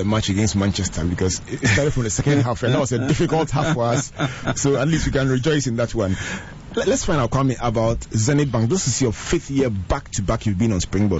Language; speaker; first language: English; non-native, local second language; Akan